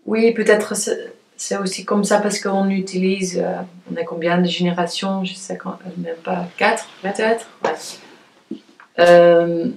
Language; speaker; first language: French; non-native, fluent; Dutch